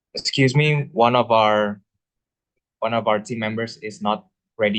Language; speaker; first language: English; non-native, fluent; Indonesian